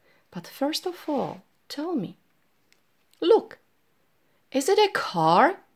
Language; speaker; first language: English; non-native, fluent; Czech